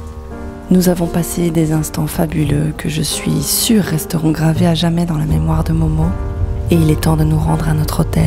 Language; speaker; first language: French; native; French